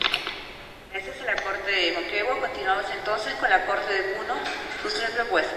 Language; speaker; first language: Spanish; native; Spanish